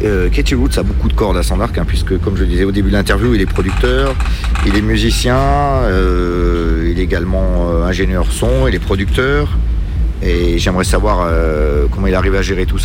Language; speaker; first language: French; native; French